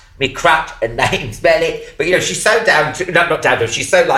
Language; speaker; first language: English; native; English